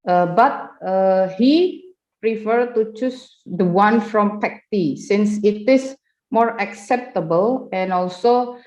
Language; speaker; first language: English; non-native, fluent; Indonesian